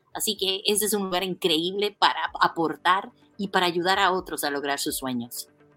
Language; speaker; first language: Spanish; native; Spanish